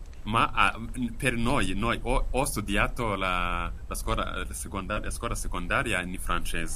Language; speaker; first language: Italian; non-native, fluent; Kinyarwanda